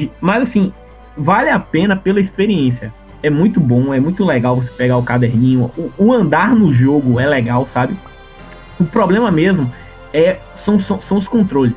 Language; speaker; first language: Portuguese; native; Portuguese